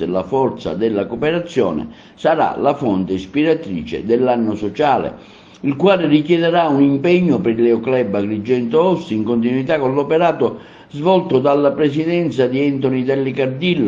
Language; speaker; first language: Italian; native; Italian